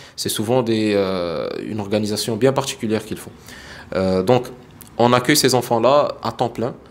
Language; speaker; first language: French; early bilingual, other home language; Arabic